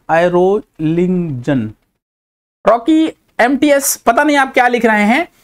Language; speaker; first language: Hindi; native; Hindi